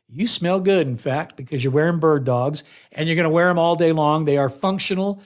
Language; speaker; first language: English; native; English